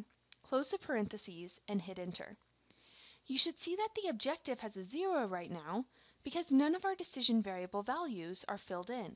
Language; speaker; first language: English; native; English